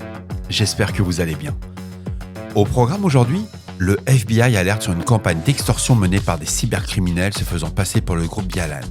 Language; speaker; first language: French; native; French